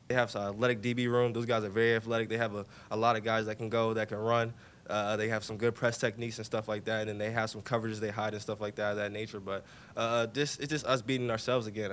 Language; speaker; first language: English; native; English